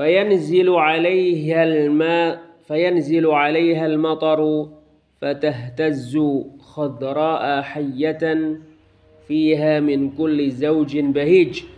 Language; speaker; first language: Arabic; non-native, fluent; Indonesian